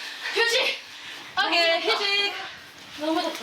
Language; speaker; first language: Korean; non-native, fluent; English